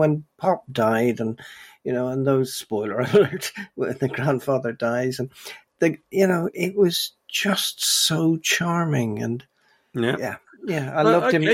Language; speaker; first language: English; native; English